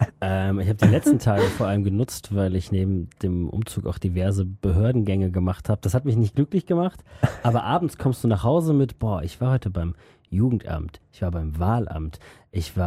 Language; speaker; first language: German; native; German